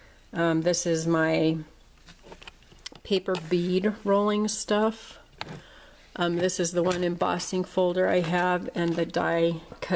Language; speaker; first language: English; native; English